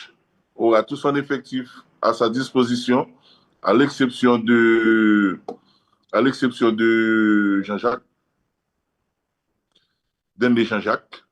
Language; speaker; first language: French; non-native, local second language; Haitian Creole